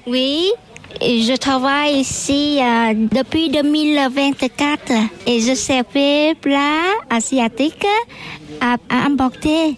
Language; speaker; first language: French; non-native, learner; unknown